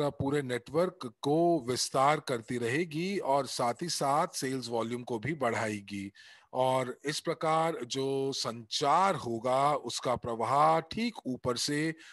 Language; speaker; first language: Hindi; native; Hindi